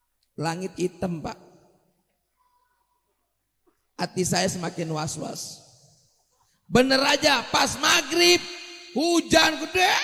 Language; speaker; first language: Indonesian; native; Indonesian